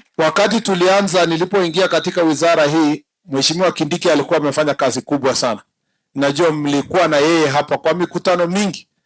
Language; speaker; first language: Swahili; non-native, local second language; Kalenjin